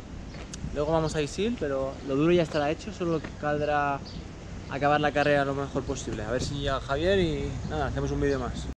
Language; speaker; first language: Spanish; non-native, local second language; Catalan